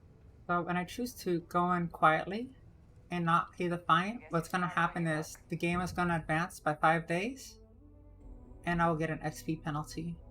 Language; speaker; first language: English; native; English